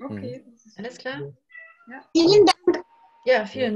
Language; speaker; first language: German; native; German